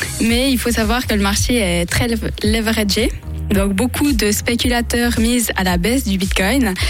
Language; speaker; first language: French; native; French